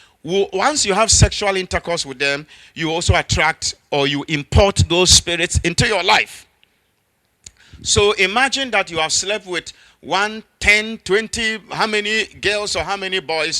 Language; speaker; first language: English; non-native, local second language; Akan